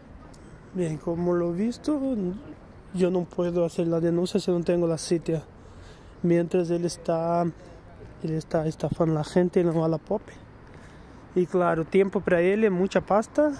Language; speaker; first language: Spanish; non-native, fluent; Portuguese